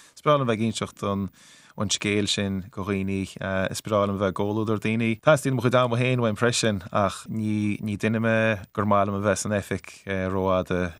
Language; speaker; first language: Irish; native; Irish